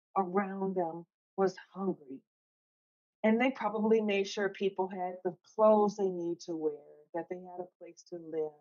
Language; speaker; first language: English; native; English